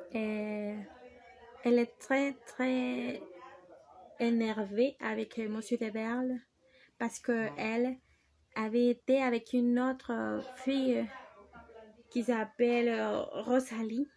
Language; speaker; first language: French; non-native, learner; Spanish